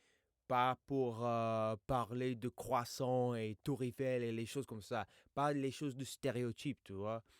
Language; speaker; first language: French; non-native, fluent; English